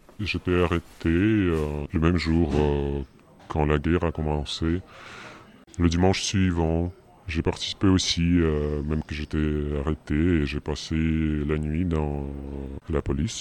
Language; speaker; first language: French; non-native, learner; Russian